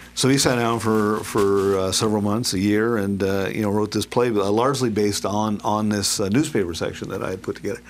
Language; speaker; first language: English; native; English